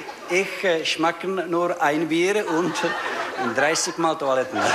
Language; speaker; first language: German; non-native, learner; Czech